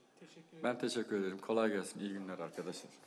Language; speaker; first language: Turkish; native; Turkish